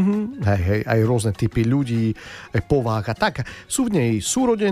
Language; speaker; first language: Slovak; native; Slovak